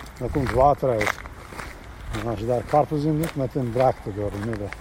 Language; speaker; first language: Dutch; non-native, learner; Turkish